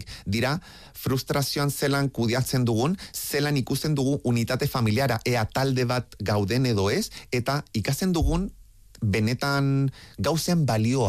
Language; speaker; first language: Basque; native; Basque